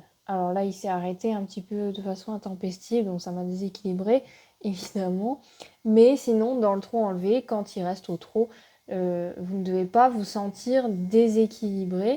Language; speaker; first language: French; native; French